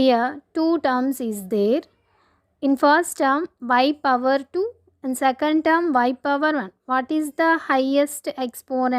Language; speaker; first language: English; non-native, local second language; Telugu